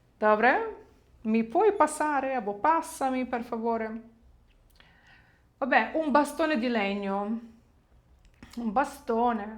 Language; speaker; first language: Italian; non-native, fluent; Ukrainian